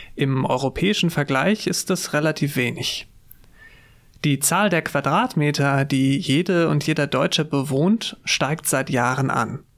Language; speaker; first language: German; native; German